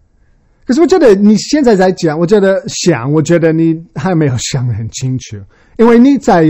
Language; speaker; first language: Chinese; early bilingual, heritage; Chinese